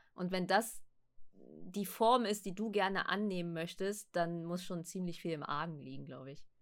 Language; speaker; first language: German; native; German